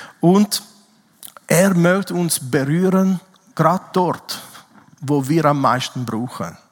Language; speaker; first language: German; non-native, fluent; Italian